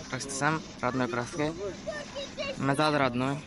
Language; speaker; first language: Russian; non-native, local second language; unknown